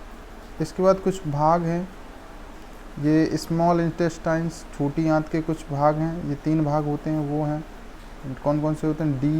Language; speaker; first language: Hindi; native; Hindi